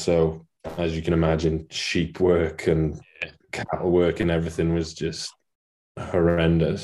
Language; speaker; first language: English; non-native, local second language; Welsh